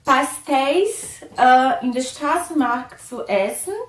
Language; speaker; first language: German; non-native, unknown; Portuguese